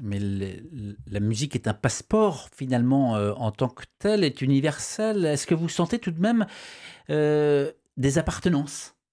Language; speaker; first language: French; native; French